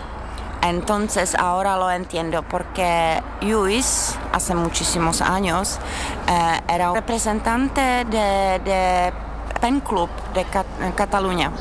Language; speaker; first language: Spanish; non-native, learner; Czech